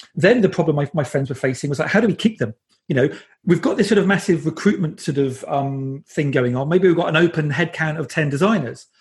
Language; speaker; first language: English; native; English